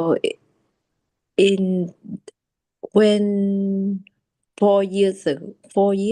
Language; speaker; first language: English; non-native, learner; Japanese